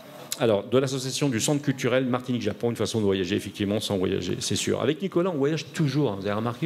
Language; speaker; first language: French; native; French